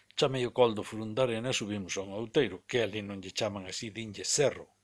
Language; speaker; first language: Spanish; non-native, local second language; Galician